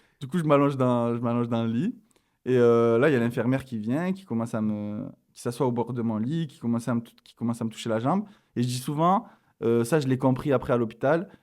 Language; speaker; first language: French; native; French